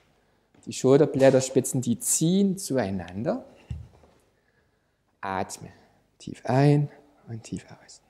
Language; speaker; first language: German; native; German